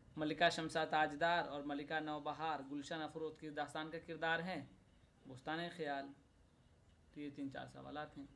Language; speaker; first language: Urdu; native; Urdu